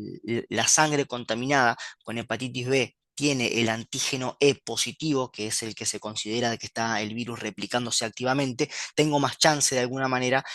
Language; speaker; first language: Spanish; native; Spanish